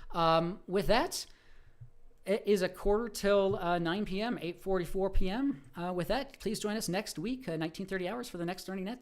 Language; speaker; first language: English; native; English